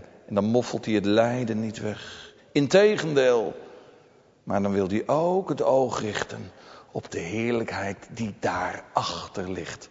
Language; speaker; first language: Dutch; native; Dutch